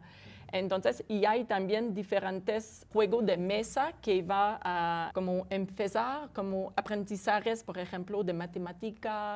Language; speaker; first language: Spanish; non-native, fluent; French